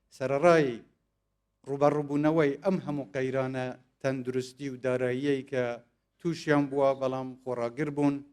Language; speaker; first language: Central Kurdish; non-native, local second language; Kurdish